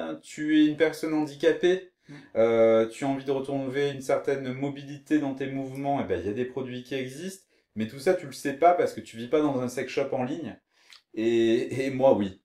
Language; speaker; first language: French; native; French